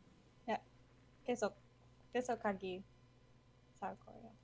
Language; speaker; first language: Korean; non-native, learner; English